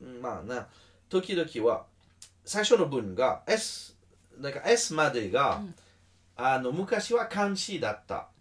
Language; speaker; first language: Japanese; non-native, learner; French